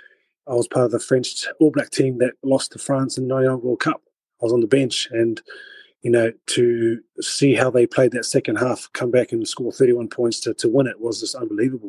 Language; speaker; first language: English; native; English